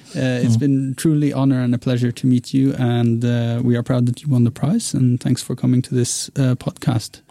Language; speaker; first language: English; non-native, fluent; Norwegian